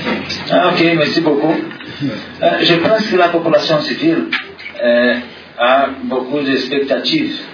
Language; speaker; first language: French; non-native, learner; Portuguese